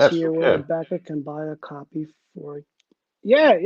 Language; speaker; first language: English; native; English